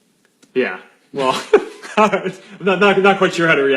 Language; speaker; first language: English; native; English